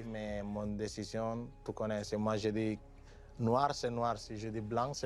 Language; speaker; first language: French; non-native, learner; Spanish